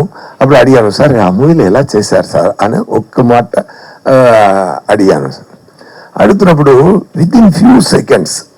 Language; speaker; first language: Telugu; non-native, fluent; Tamil